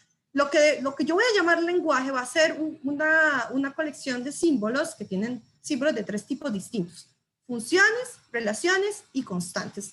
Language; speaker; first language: Spanish; native; Spanish